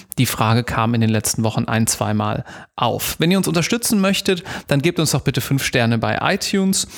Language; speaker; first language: German; native; German